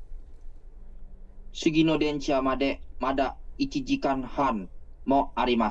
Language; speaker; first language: Japanese; non-native, learner; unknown